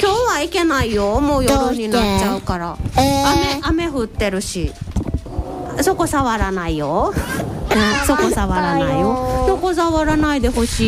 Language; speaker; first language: Japanese; native; Japanese